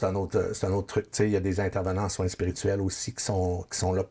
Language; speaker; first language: French; native; French